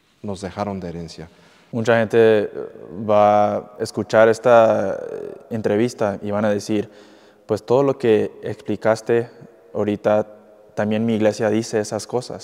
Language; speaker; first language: Spanish; early bilingual, heritage; English